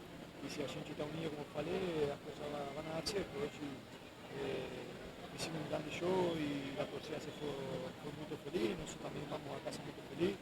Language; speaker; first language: Portuguese; non-native, fluent; Spanish